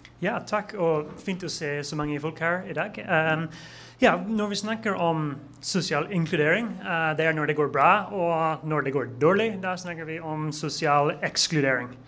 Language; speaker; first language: Norwegian; non-native, fluent; English